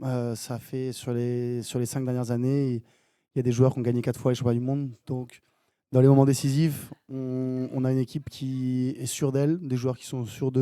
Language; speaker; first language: French; native; French